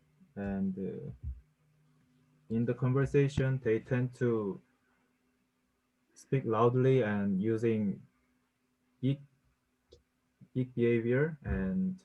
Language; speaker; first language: English; non-native, learner; Korean